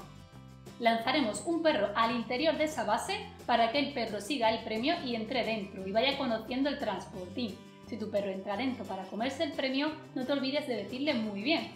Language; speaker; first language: Spanish; native; Spanish